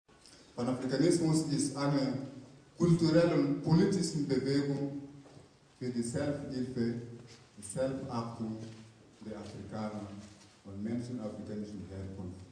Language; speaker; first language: German; non-native, fluent; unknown